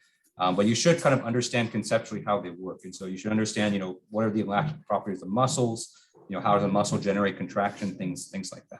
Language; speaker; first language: English; native; English